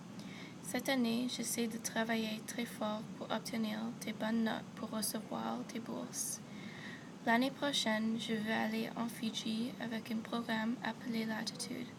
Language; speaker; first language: French; non-native, local second language; English